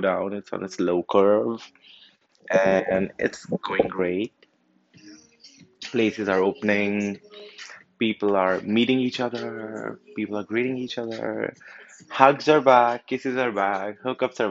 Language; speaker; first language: English; non-native, local second language; Punjabi